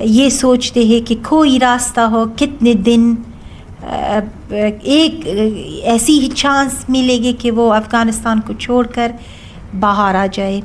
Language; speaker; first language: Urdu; non-native, learner; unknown